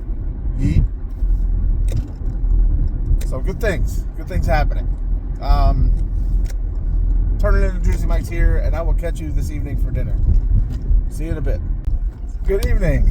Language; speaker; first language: English; native; English